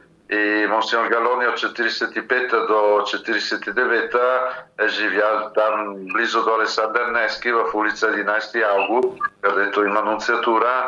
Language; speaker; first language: Bulgarian; non-native, fluent; Italian